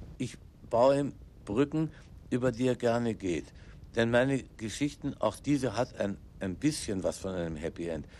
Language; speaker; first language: German; non-native, local second language; English